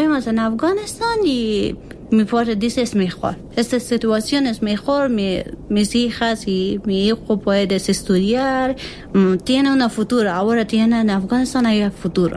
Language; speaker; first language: Spanish; non-native, learner; Persian